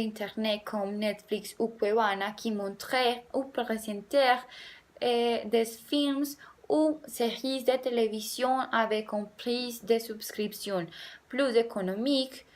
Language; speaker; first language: French; non-native, learner; Spanish